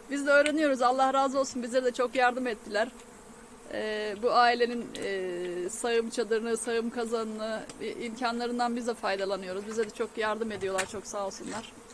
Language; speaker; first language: Turkish; native; Turkish